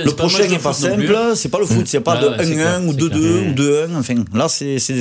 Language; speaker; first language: French; native; French